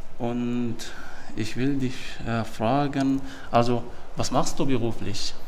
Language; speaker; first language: German; non-native, learner; Arabic